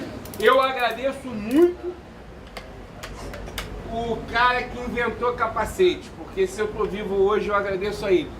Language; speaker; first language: Portuguese; native; Portuguese